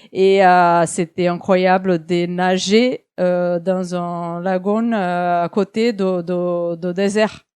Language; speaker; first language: French; non-native, fluent; Portuguese